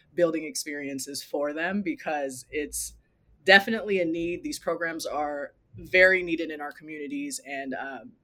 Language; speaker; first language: English; native; English